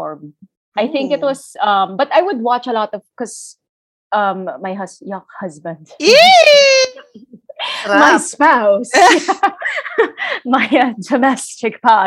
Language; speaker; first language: English; non-native, local second language; Filipino